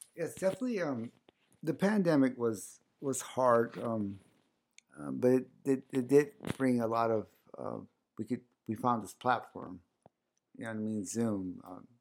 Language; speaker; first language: English; early bilingual, other home language; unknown